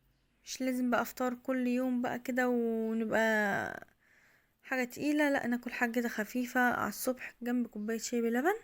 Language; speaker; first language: Arabic; native; Arabic